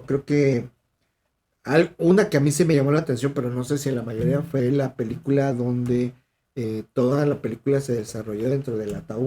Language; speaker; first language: Spanish; native; Spanish